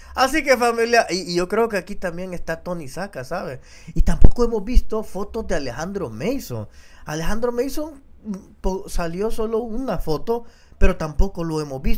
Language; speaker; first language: Spanish; native; Spanish